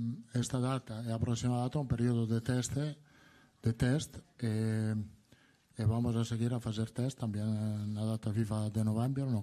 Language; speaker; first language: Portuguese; non-native, learner; Italian